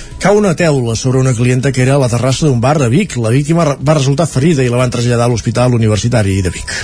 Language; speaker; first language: Catalan; native; Catalan